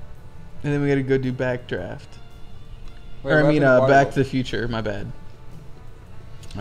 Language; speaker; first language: English; native; English